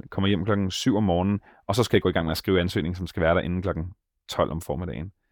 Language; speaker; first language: Danish; native; Danish